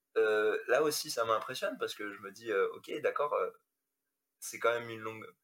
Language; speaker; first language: French; native; French